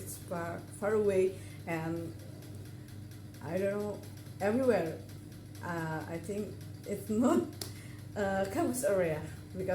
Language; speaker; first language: English; non-native, learner; Indonesian